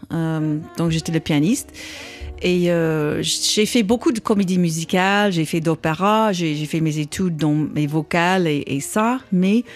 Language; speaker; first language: French; non-native, learner; English